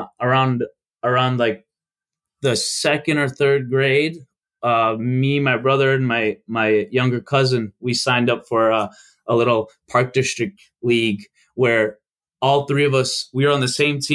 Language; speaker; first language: English; early bilingual, other home language; Albanian